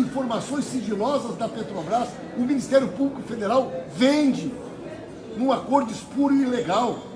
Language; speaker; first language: Portuguese; native; Portuguese